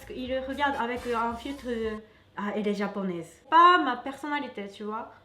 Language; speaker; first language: French; non-native, fluent; Japanese